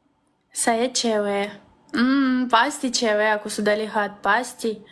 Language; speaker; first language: Indonesian; non-native, learner; Russian